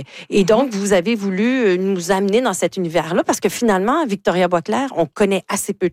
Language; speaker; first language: French; native; French